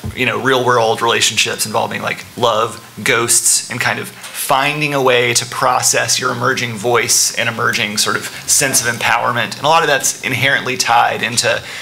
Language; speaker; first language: English; native; English